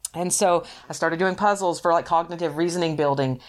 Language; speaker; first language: English; native; English